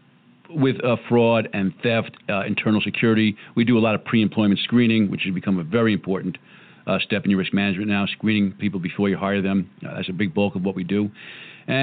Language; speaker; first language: English; native; English